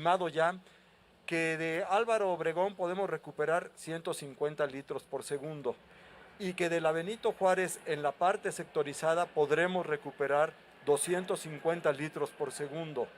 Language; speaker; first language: Spanish; native; Spanish